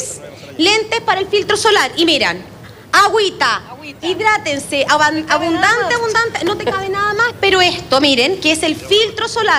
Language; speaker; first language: Spanish; native; Spanish